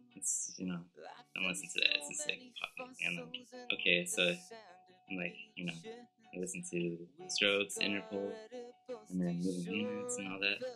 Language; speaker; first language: English; native; English